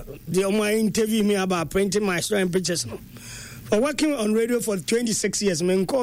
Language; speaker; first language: English; non-native, local second language; Akan